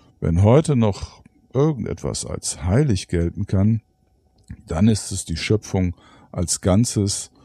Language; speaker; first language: German; native; German